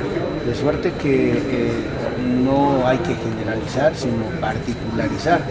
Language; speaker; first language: Spanish; native; Spanish